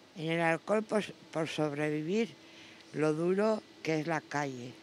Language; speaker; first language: Spanish; native; Spanish